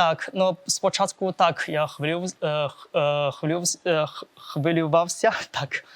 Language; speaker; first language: Ukrainian; non-native, learner; Chinese